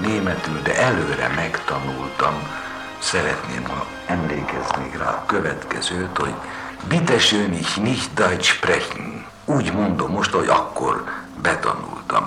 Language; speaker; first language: Hungarian; native; Hungarian